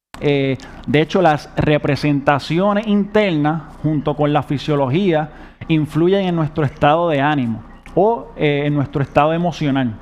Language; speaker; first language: Spanish; native; Spanish